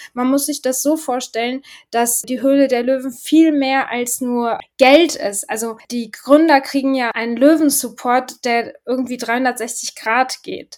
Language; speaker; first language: German; early bilingual, other home language; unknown